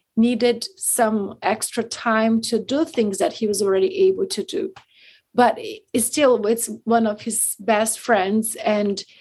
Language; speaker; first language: English; non-native, fluent; Portuguese